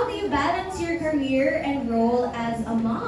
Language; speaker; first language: English; non-native, local second language; Filipino